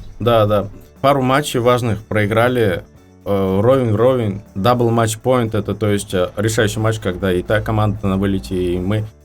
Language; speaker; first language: Russian; native; Russian